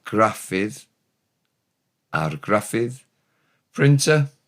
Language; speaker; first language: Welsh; non-native, learner; English